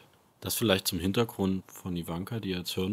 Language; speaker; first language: German; native; German